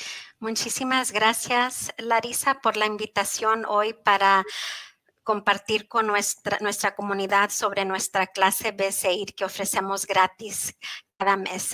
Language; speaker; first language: Spanish; early bilingual, heritage; Spanish